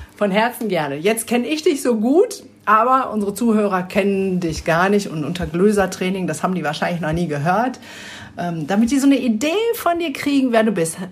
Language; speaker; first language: German; native; German